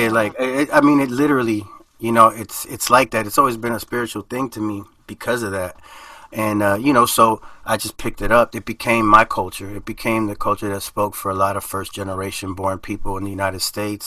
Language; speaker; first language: English; early bilingual, other home language; Spanish